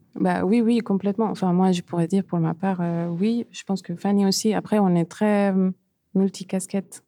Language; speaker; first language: French; non-native, fluent; Spanish